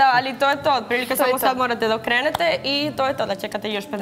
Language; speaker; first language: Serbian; non-native, learner; Spanish